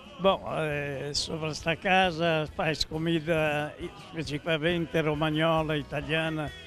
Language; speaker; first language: Portuguese; non-native, fluent; Italian